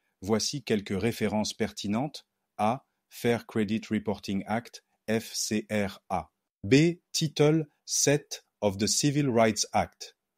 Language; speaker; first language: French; non-native, local second language; Haitian Creole